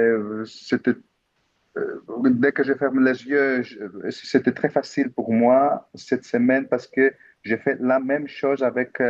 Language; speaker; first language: French; non-native, fluent; Greek